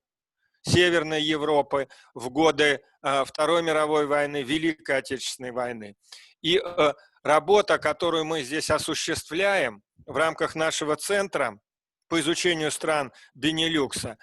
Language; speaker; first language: Russian; native; Russian